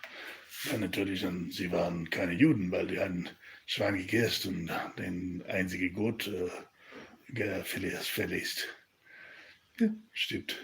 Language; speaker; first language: German; non-native, learner; Spanish